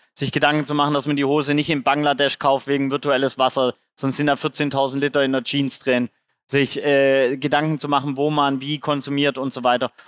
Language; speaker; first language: German; native; German